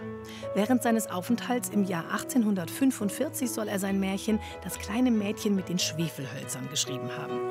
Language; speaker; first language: German; native; German